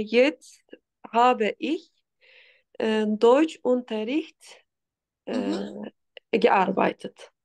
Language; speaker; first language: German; non-native, learner; Turkish